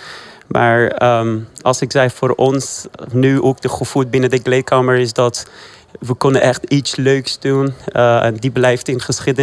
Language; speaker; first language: Dutch; non-native, fluent; Persian